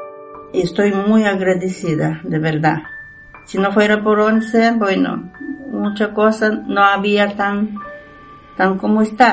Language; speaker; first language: Spanish; non-native, learner; Ukrainian